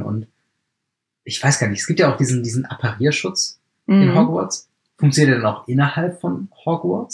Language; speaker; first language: German; native; German